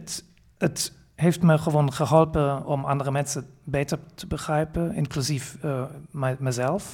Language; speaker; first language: Dutch; non-native, fluent; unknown